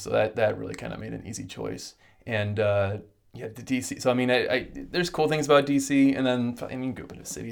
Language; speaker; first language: English; native; English